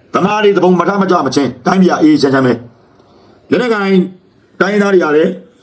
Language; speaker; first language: Burmese; native; Burmese